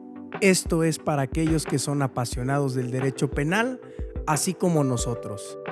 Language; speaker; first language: Spanish; native; Spanish